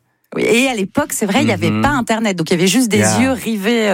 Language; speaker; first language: French; native; French